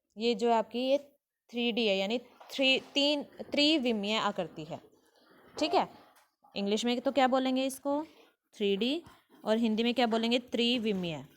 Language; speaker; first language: Hindi; native; Hindi